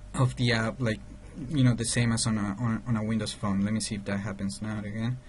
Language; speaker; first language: English; non-native, fluent; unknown